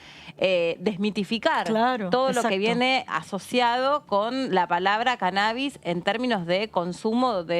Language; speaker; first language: Spanish; native; Spanish